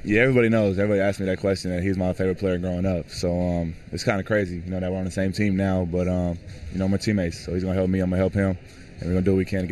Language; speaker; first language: English; native; English